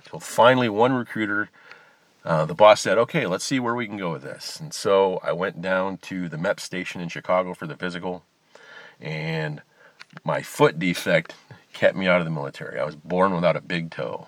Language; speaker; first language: English; native; English